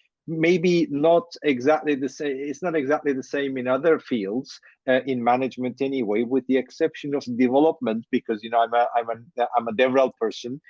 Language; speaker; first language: English; non-native, fluent; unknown